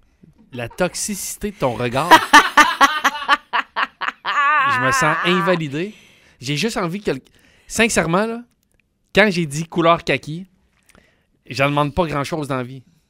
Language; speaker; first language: French; native; French